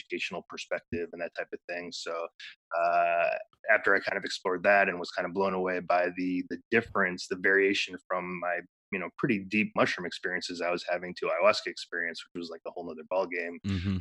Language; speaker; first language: English; native; English